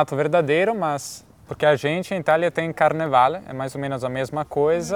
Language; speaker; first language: Portuguese; non-native, fluent; Italian